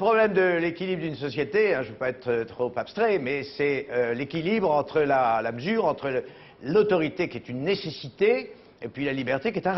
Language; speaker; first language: French; native; French